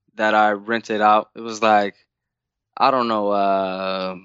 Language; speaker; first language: English; native; English